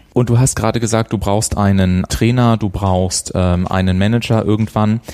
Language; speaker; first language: German; native; German